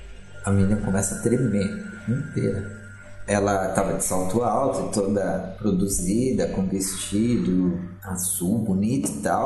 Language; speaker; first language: Portuguese; native; Portuguese